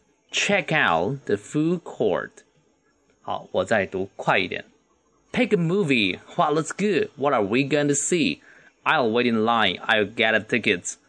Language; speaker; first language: English; non-native, fluent; Chinese